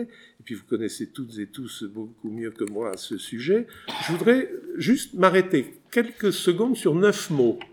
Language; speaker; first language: French; native; French